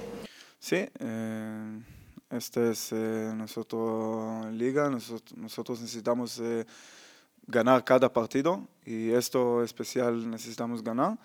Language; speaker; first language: Spanish; non-native, learner; Hebrew